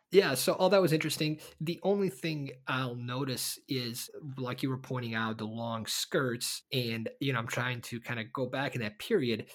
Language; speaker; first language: English; early bilingual, other home language; Bosnian